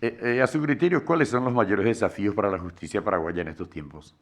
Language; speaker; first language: Spanish; native; Spanish